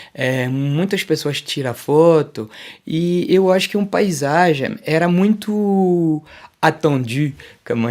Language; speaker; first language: Portuguese; non-native, fluent; French